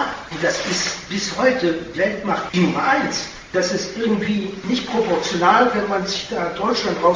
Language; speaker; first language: German; native; German